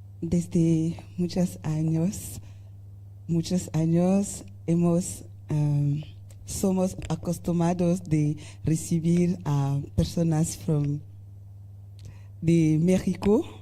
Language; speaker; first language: Spanish; non-native, learner; French